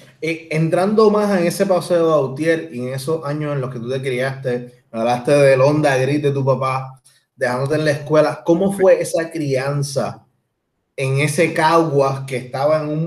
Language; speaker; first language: Spanish; native; Spanish